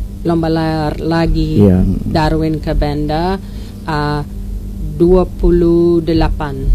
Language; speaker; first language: Indonesian; non-native, learner; English